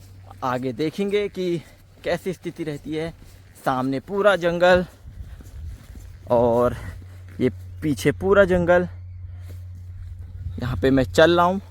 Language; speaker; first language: Hindi; native; Hindi